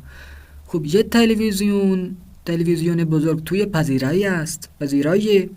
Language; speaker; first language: Persian; non-native, fluent; Urdu